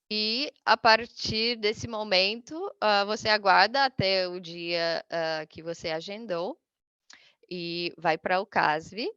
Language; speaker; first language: Portuguese; non-native, fluent; English